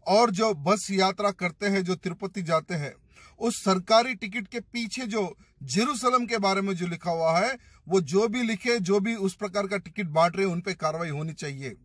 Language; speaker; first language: Hindi; non-native, local second language; Telugu